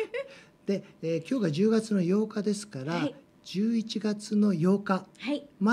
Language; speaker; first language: Japanese; native; Japanese